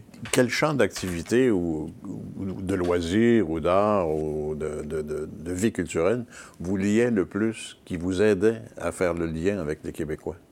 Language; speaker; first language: French; native; French